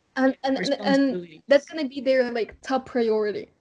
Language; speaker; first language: English; non-native, fluent; Kazakh